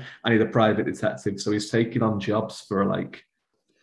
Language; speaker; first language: English; native; English